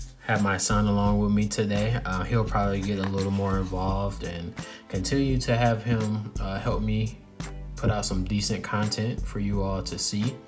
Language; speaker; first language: English; native; English